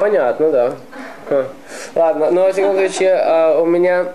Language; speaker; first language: Russian; early bilingual, heritage; Russian